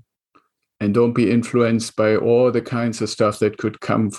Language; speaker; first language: English; non-native, fluent; German